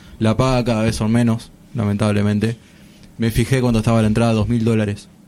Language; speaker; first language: Spanish; native; Spanish